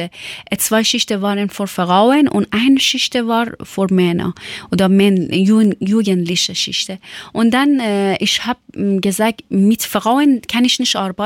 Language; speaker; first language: German; non-native, learner; Persian